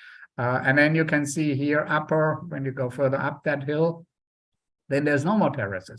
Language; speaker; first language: English; non-native, fluent; German